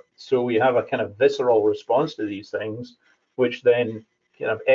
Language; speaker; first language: English; native; English